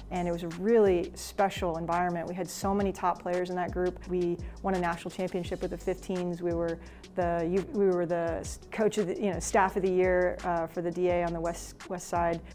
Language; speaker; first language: English; native; English